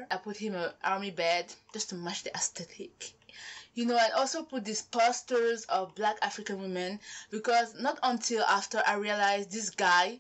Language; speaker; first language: English; non-native, local second language; French